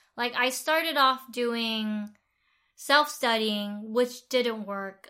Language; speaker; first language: English; early bilingual, other home language; Vietnamese